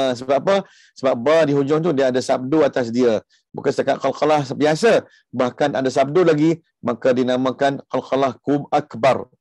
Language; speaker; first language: Malay; early bilingual, heritage; Malay